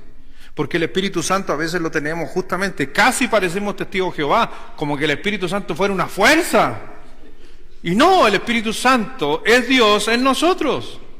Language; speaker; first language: Spanish; native; Spanish